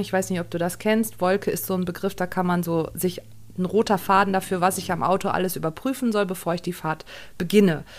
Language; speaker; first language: German; native; German